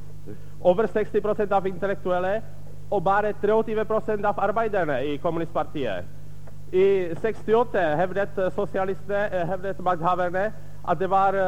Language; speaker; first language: Norwegian; non-native, fluent; Czech